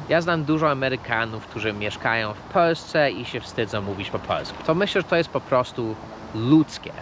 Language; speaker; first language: Polish; non-native, fluent; English